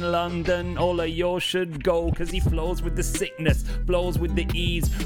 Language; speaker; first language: English; native; English